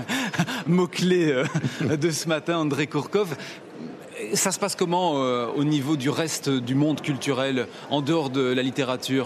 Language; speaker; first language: French; native; French